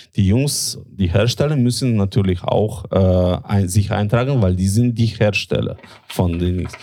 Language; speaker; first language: German; non-native, fluent; Russian